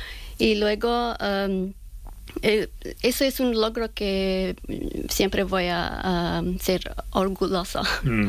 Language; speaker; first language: Spanish; non-native, learner; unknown